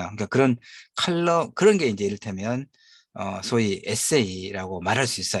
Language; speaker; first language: Korean; native; Korean